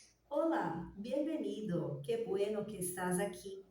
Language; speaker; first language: Spanish; non-native, fluent; Portuguese